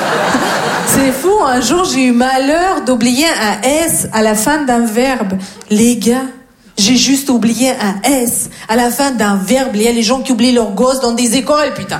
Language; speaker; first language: French; non-native, fluent; Russian